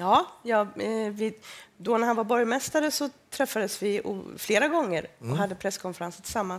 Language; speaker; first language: Swedish; native; Swedish